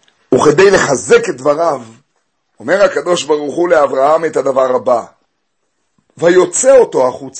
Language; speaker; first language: Hebrew; native; Hebrew